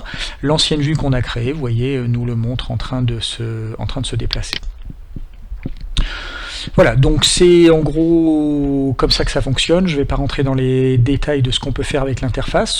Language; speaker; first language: French; native; French